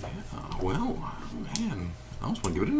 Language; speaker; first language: English; native; English